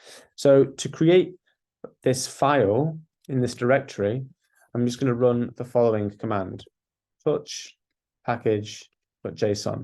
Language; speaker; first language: English; native; English